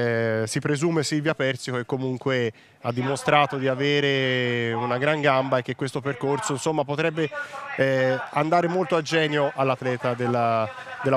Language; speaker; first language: Italian; native; Italian